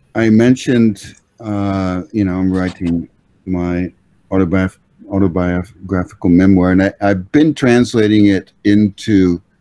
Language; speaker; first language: English; native; English